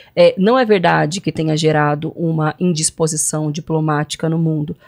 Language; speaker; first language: Portuguese; native; Portuguese